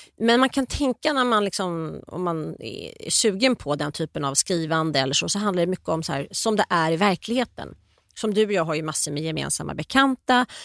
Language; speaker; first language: Swedish; native; Swedish